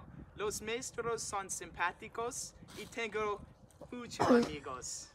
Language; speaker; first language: Spanish; non-native, learner; English